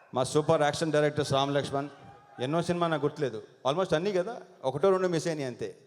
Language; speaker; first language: Telugu; native; Telugu